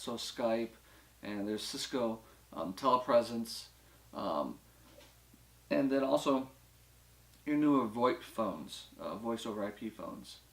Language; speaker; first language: English; native; English